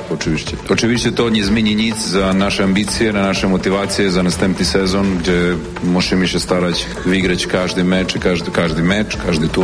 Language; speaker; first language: Polish; non-native, learner; Serbian